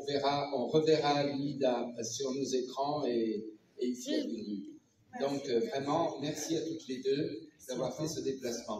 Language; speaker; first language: French; native; French